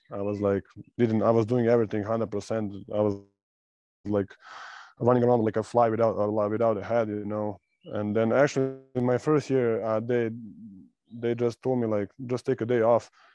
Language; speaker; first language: English; non-native, fluent; Serbian